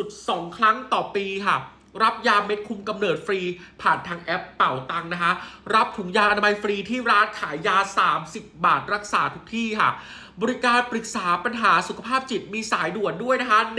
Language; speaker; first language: Thai; native; Thai